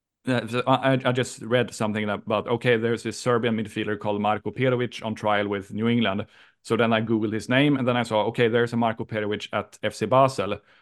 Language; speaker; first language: English; non-native, fluent; Swedish